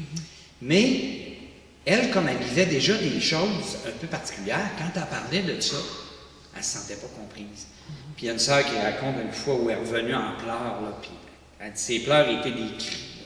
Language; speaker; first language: French; native; French